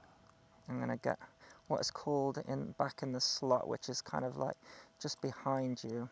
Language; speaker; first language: English; native; English